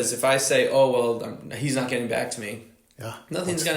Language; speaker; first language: English; native; English